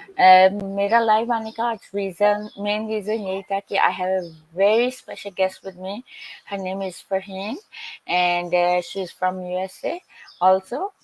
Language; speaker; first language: Hindi; native; Hindi